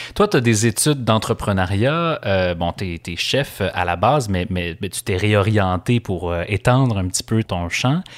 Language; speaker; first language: French; native; French